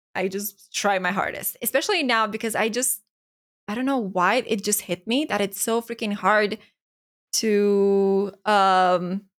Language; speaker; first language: English; non-native, fluent; Romanian